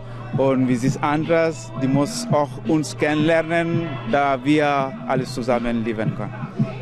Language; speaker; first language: German; non-native, learner; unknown